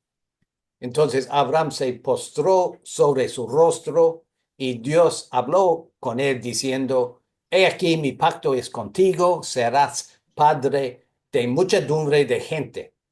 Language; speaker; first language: Spanish; non-native, fluent; English